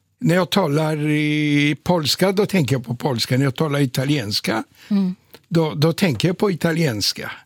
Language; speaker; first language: Swedish; non-native, fluent; Polish